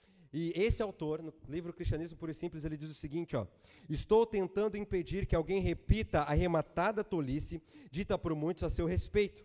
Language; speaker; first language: Portuguese; native; Portuguese